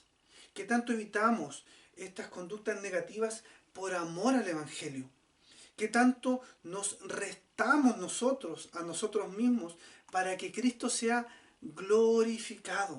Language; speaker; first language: Spanish; native; Spanish